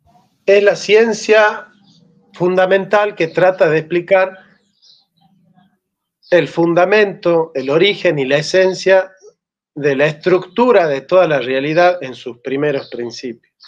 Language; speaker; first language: Spanish; native; Spanish